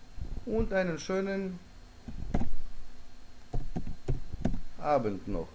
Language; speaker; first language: German; non-native, fluent; Greek